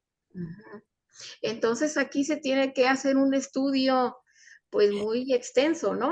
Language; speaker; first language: Spanish; native; Spanish